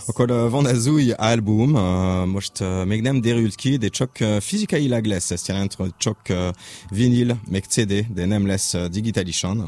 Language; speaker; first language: Hungarian; non-native, learner; French